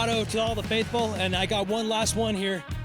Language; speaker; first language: English; native; English